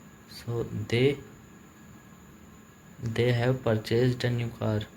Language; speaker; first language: English; non-native, learner; Hindi